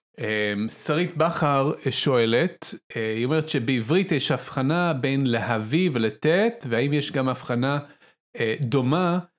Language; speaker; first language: Hebrew; non-native, local second language; Arabic